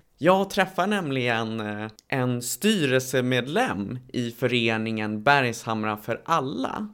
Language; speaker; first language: Swedish; native; Swedish